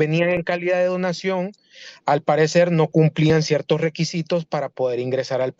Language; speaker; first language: Spanish; native; Spanish